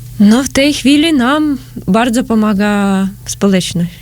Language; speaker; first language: Polish; non-native, learner; Ukrainian